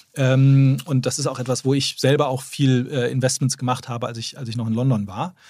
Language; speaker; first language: German; native; German